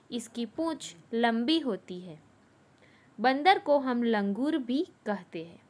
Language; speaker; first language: Hindi; non-native, local second language; Gujarati